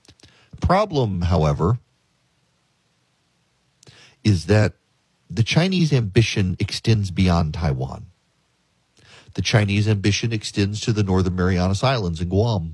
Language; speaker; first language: English; native; English